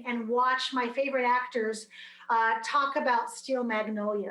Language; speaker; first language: English; native; English